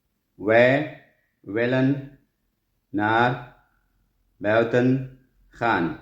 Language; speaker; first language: Dutch; non-native, fluent; Pashto